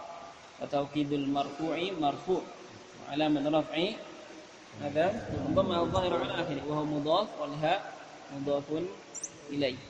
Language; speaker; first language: Arabic; non-native, fluent; Indonesian